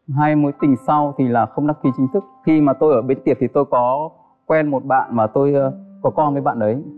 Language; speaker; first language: Vietnamese; native; Vietnamese